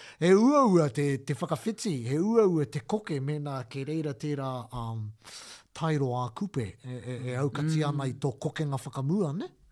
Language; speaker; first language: Māori; non-native, local second language; English